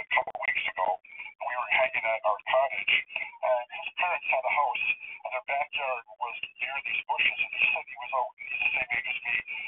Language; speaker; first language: English; native; English